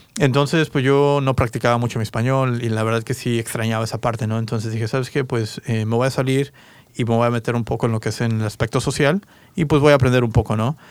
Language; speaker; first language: Spanish; native; Spanish